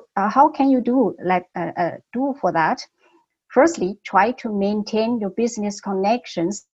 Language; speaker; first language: English; non-native, fluent; Chinese